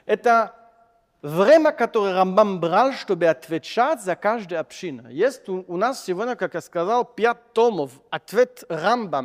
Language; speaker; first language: Russian; non-native, fluent; French